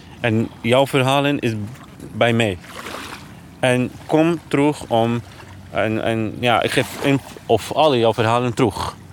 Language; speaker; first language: Dutch; non-native, learner; Arabic